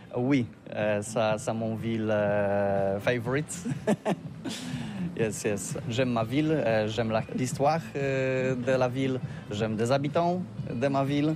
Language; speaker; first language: French; non-native, learner; Polish